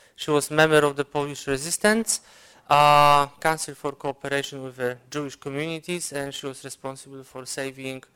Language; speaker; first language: English; non-native, fluent; Polish